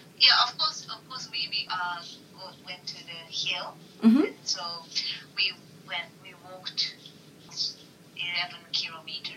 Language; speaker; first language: English; non-native, learner; Japanese